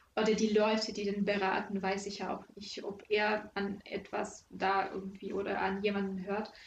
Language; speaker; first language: German; non-native, fluent; Ukrainian